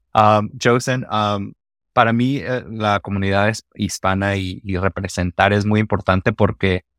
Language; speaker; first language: Spanish; early bilingual, heritage; Spanish